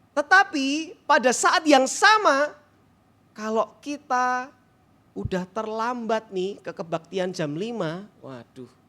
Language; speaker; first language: Indonesian; native; Indonesian